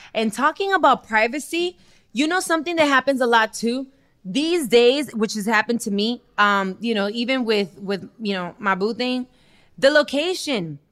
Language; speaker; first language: English; early bilingual, other home language; Spanish